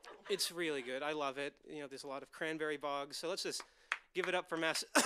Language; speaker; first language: English; native; English